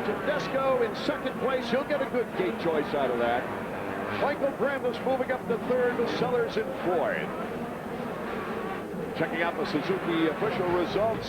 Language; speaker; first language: English; native; English